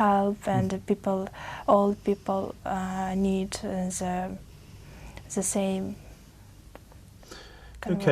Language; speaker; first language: English; non-native, learner; Uzbek